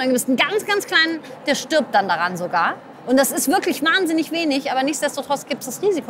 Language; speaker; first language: German; native; German